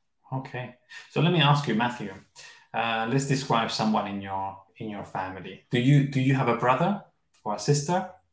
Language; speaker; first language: English; non-native, fluent; Spanish